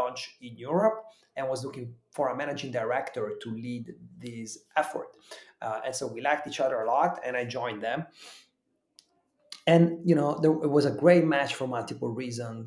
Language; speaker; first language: English; non-native, fluent; Italian